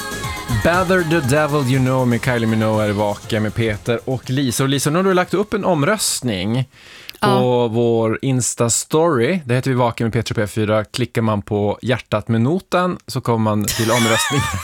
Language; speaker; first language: Swedish; native; Swedish